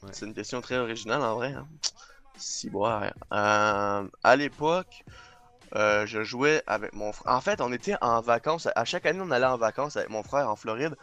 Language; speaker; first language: French; non-native, local second language; English